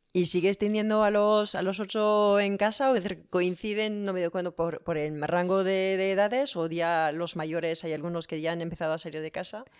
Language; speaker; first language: Spanish; non-native, fluent; French